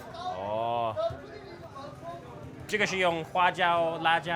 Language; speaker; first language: Chinese; non-native, learner; English